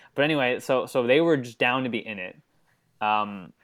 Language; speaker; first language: English; native; English